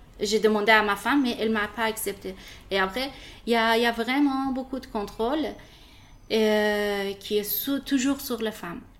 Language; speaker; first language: French; non-native, learner; Persian